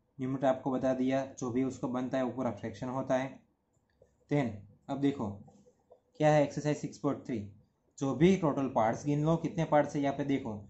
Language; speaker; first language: Hindi; non-native, local second language; Gujarati